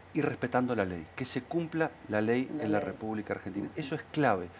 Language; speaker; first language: Spanish; native; Spanish